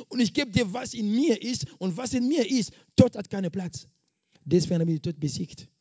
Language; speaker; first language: German; non-native, fluent; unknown